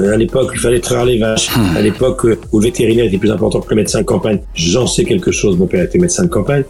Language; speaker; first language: French; native; French